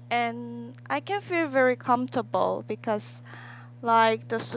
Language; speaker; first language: English; non-native, learner; Korean